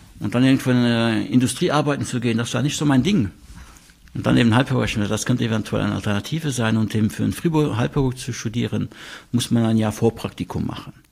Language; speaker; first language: German; non-native, local second language; Luxembourgish